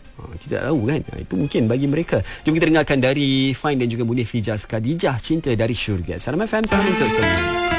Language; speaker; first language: Malay; native; Malay